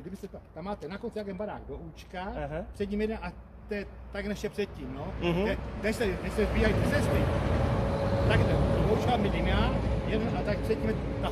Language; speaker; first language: Czech; native; Czech